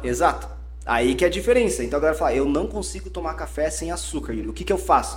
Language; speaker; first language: Portuguese; early bilingual, heritage; Portuguese